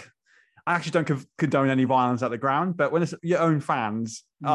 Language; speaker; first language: English; native; English